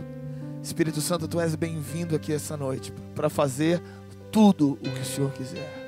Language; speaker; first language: Portuguese; native; Portuguese